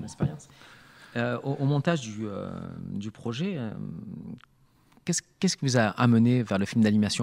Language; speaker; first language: French; native; French